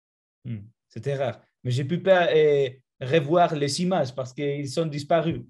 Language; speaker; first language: French; non-native, fluent; Spanish